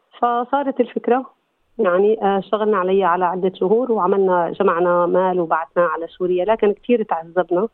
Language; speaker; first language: Arabic; native; Arabic